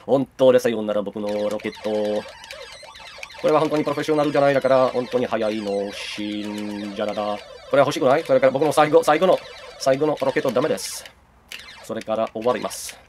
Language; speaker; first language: Japanese; non-native, learner; Czech